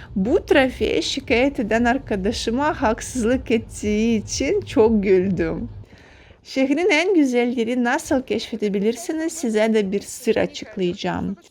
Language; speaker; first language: Turkish; non-native, fluent; Russian